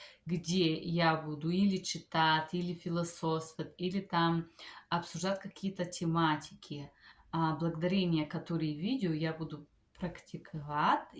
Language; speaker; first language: Russian; non-native, fluent; Bulgarian